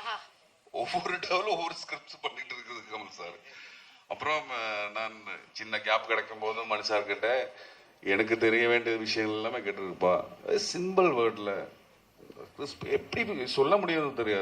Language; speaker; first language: Tamil; non-native, learner; Malayalam